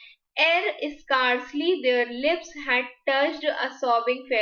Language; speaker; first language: English; non-native, local second language; Hindi